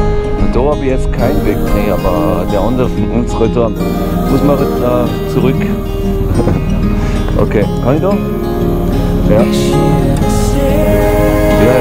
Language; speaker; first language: German; non-native, fluent; French